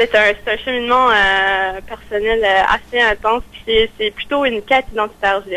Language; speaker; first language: French; native; French